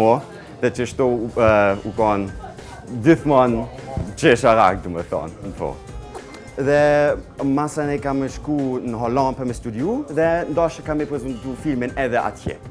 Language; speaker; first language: Albanian; non-native, learner; German